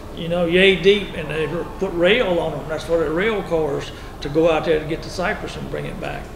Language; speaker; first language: English; native; English